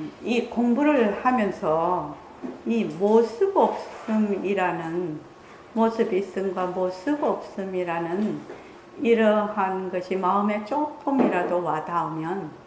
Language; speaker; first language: Korean; native; Korean